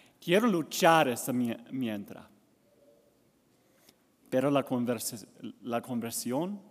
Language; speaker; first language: Spanish; non-native, learner; English